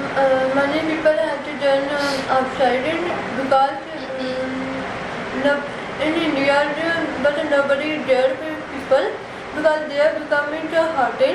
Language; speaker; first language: English; non-native, learner; Punjabi